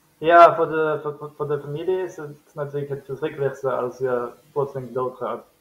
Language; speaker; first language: Dutch; non-native, fluent; German